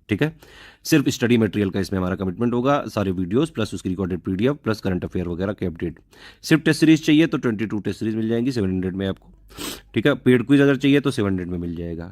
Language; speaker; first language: Hindi; native; Hindi